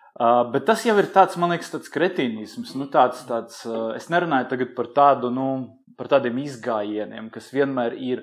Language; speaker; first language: Latvian; non-native, local second language; Russian